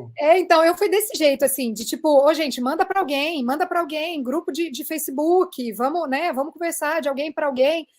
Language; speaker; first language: Portuguese; native; Portuguese